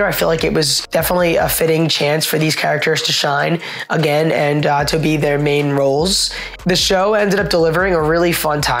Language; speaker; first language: English; native; English